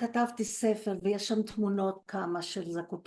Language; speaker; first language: Hebrew; early bilingual, other home language; Polish